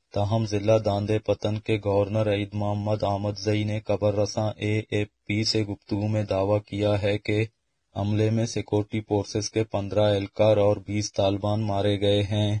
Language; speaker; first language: Urdu; non-native, local second language; Baluchi